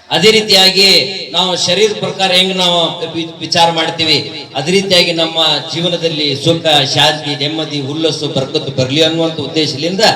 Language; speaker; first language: Kannada; native; Kannada